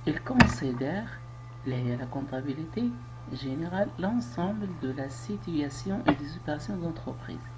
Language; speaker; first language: French; non-native, local second language; Arabic